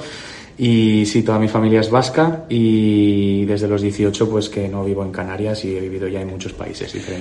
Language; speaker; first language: Spanish; native; Spanish